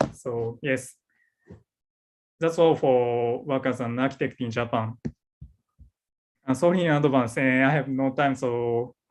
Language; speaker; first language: English; non-native, learner; Japanese